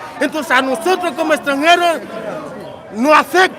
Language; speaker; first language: Spanish; non-native, learner; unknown